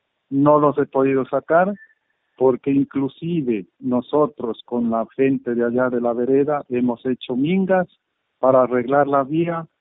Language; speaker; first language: Spanish; native; Spanish